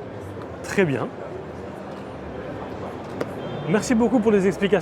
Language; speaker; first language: French; native; French